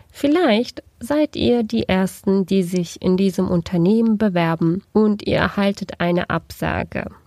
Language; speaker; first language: German; early bilingual, other home language; Turkish